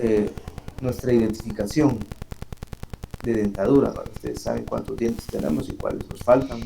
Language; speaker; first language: Spanish; native; Spanish